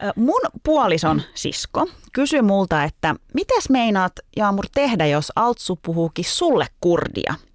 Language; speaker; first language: Finnish; early bilingual, other home language; Turkish